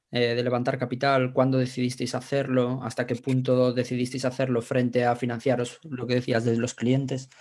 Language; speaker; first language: Spanish; native; Spanish